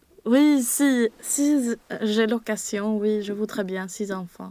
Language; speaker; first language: French; non-native, learner; Swedish